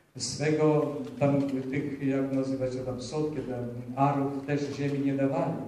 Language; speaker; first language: Polish; early bilingual, heritage; Polish